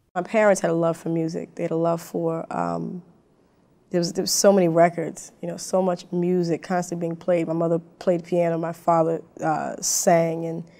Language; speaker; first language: English; native; English